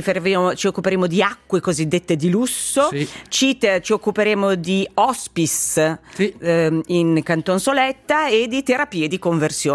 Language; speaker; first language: Italian; native; Italian